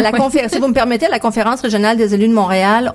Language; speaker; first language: French; native; French